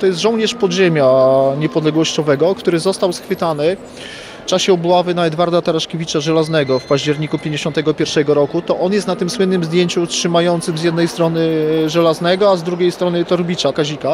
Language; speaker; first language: Polish; native; Polish